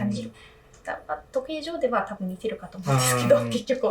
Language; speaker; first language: Japanese; non-native, fluent; Italian